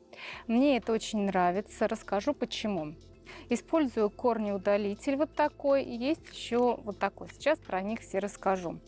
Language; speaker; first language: Russian; native; Russian